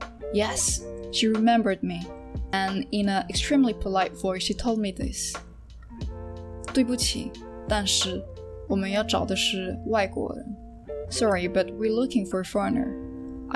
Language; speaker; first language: English; non-native, fluent; French